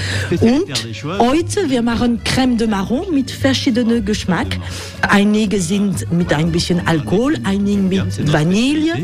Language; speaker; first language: German; non-native, learner; French